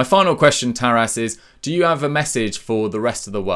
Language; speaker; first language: English; native; English